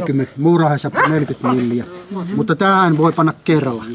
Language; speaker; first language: Finnish; native; Finnish